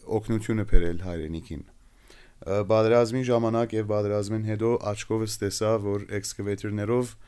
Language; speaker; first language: Armenian; early bilingual, heritage; Armenian